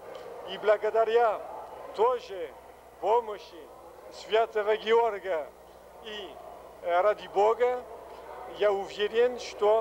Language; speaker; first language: Russian; non-native, fluent; French